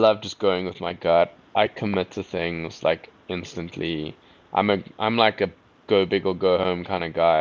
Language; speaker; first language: English; native; English